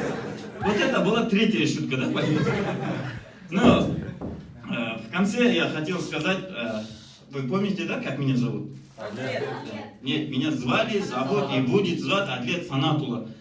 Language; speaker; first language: Russian; non-native, local second language; Kazakh